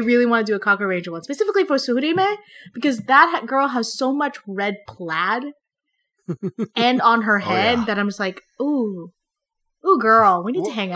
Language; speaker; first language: English; non-native, local second language; Filipino